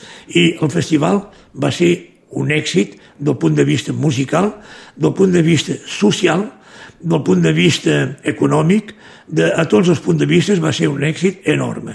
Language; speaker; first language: Catalan; native; Catalan